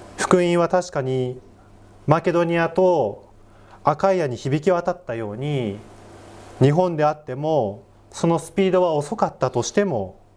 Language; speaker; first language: Japanese; native; Japanese